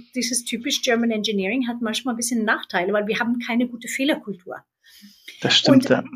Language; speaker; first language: German; non-native, fluent; Swedish